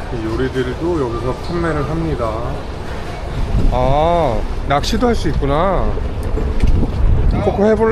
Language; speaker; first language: Korean; native; Korean